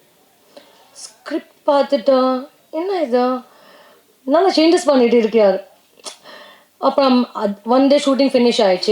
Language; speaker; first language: Tamil; non-native, learner; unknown